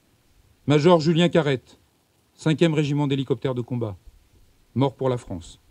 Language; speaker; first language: French; native; French